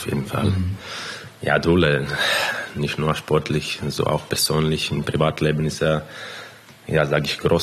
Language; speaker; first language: German; non-native, fluent; Croatian